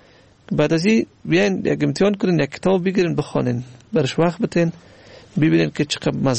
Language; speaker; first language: Persian; native; Persian